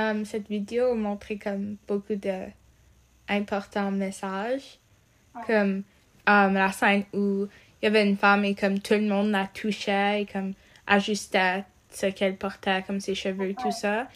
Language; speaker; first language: French; non-native, local second language; English